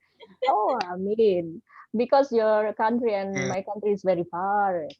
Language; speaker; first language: English; non-native, learner; Indonesian